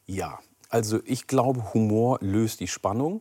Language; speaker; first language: German; early bilingual, other home language; Oromo